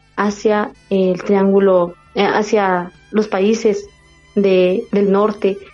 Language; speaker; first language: Spanish; non-native, local second language; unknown